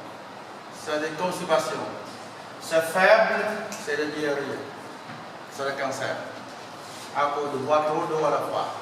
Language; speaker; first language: French; non-native, learner; Vietnamese